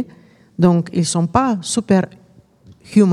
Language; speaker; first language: French; non-native, fluent; Romanian